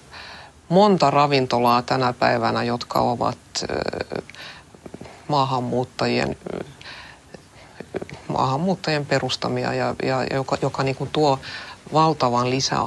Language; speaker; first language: Finnish; non-native, local second language; Swedish